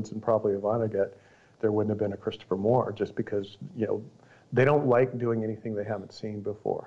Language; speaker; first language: English; native; English